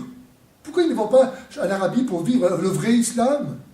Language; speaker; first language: French; native; French